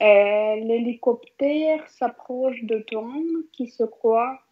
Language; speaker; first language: French; non-native, learner; Russian